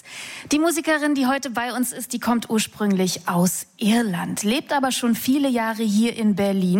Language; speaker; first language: German; native; German